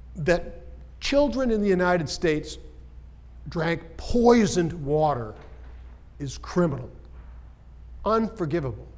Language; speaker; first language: English; native; English